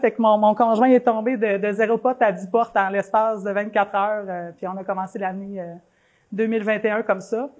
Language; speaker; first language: French; native; French